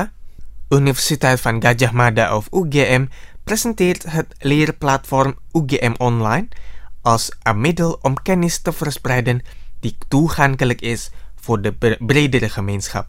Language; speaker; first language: Dutch; non-native, fluent; Indonesian